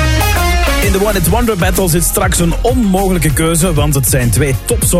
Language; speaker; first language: Dutch; native; Dutch